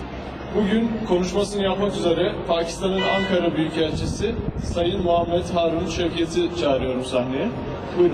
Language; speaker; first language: Turkish; native; Turkish